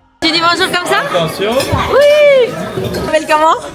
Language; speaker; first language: French; native; French